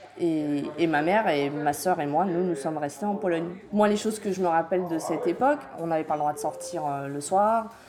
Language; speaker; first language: French; early bilingual, other home language; Polish